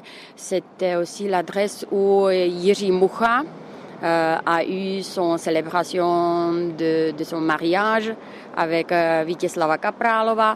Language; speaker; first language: French; non-native, fluent; Czech